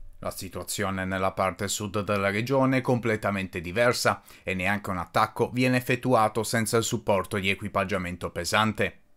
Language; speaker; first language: Italian; native; Italian